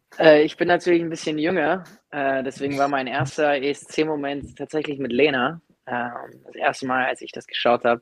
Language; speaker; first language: German; native; German